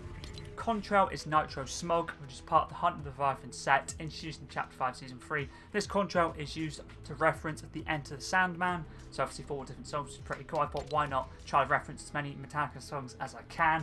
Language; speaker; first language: English; native; English